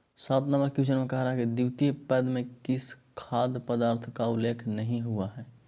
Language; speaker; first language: Hindi; native; Hindi